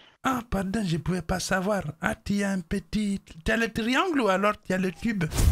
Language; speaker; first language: French; native; French